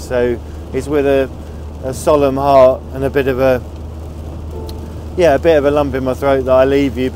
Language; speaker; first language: English; native; English